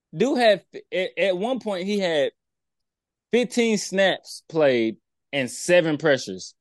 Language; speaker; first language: English; native; English